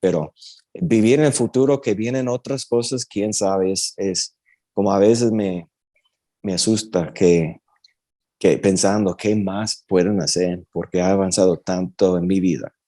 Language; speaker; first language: Spanish; early bilingual, heritage; Spanish